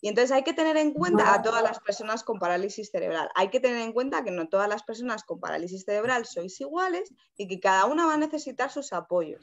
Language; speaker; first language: Spanish; native; Spanish